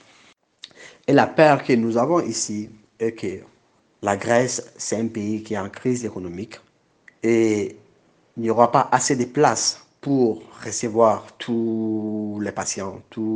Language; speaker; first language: French; non-native, local second language; Bambara